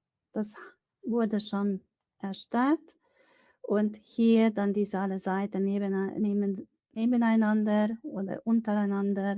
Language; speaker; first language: German; non-native, fluent; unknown